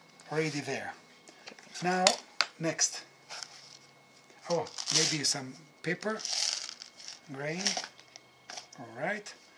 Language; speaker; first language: English; non-native, learner; Italian